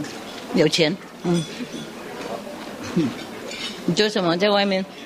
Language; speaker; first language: Chinese; non-native, fluent; Vietnamese